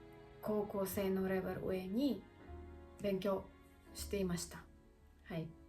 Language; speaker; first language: Japanese; non-native, learner; Russian